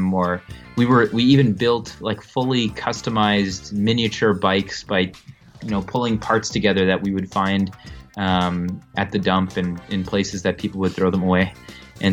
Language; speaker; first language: English; native; English